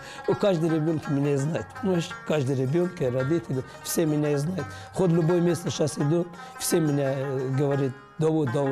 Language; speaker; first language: Russian; non-native, learner; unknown